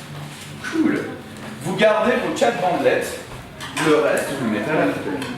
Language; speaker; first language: French; native; French